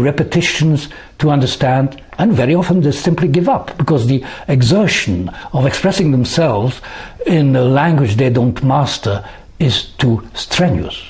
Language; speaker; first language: English; non-native, fluent; French